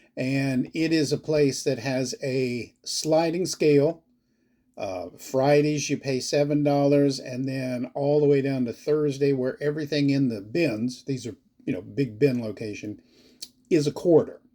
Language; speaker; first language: English; native; English